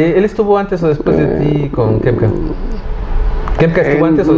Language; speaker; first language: Spanish; native; Spanish